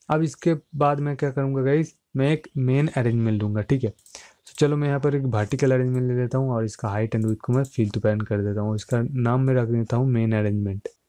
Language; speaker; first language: Hindi; native; Hindi